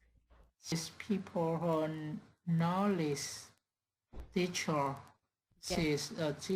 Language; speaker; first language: English; non-native, learner; Vietnamese